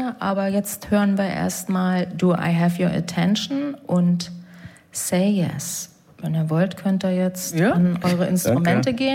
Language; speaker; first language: German; native; German